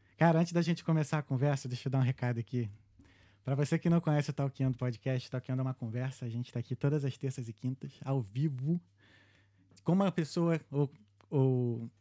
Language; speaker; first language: Portuguese; native; Portuguese